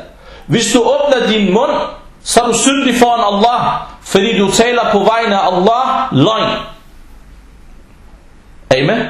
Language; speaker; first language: Danish; non-native, fluent; Arabic